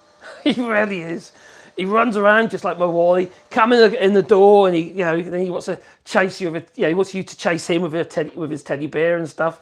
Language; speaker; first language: English; native; English